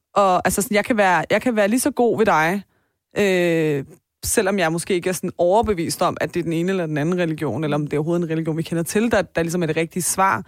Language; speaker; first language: Danish; early bilingual, other home language; Persian